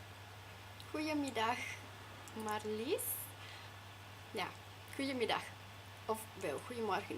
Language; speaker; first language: Dutch; non-native, fluent; Thai